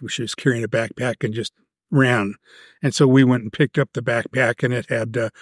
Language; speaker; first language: English; native; English